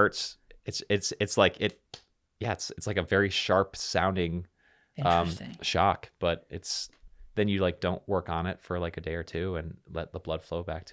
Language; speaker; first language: English; native; English